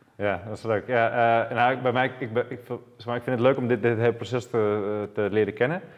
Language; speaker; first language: Dutch; native; Dutch